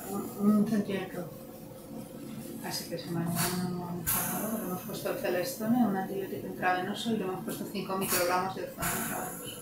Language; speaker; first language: Spanish; native; Spanish